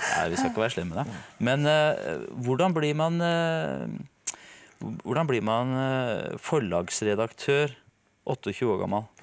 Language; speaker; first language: Norwegian; native; Norwegian